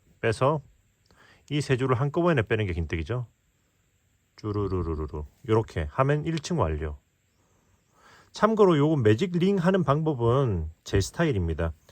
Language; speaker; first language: Korean; native; Korean